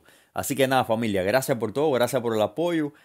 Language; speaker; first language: Spanish; native; Spanish